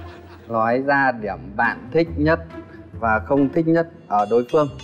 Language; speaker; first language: Vietnamese; native; Vietnamese